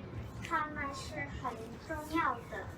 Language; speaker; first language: Chinese; non-native, learner; English